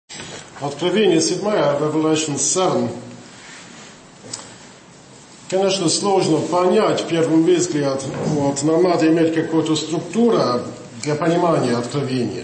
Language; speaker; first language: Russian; non-native, learner; English